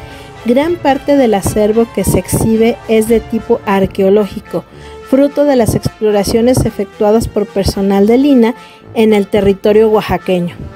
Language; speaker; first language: Spanish; native; Spanish